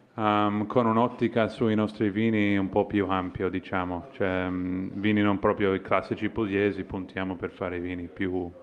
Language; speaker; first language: Italian; non-native, fluent; English